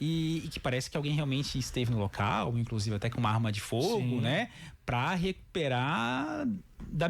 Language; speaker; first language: Portuguese; native; Portuguese